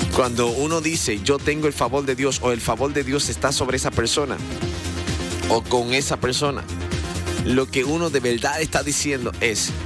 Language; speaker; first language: Spanish; native; Spanish